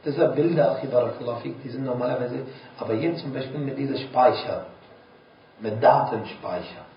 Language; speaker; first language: German; non-native, fluent; Arabic